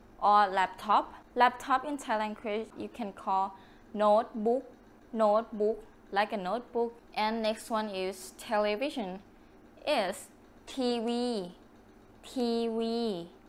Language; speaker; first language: English; non-native, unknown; Thai